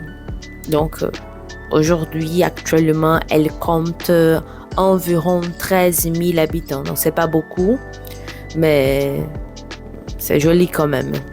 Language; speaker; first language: French; non-native, fluent; Portuguese